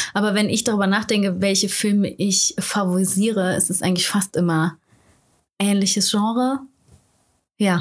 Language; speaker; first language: German; native; German